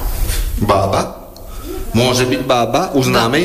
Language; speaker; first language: Slovak; native; Slovak